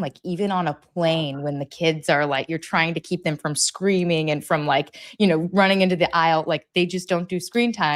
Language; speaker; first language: English; native; English